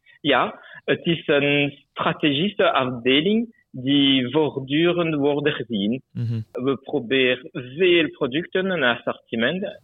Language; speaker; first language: Dutch; non-native, local second language; French